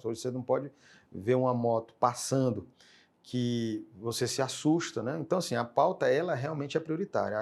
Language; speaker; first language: Portuguese; native; Portuguese